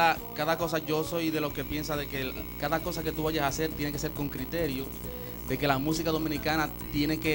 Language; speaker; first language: Spanish; native; Spanish